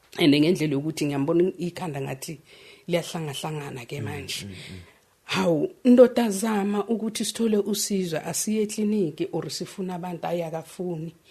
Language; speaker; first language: Zulu; native; Zulu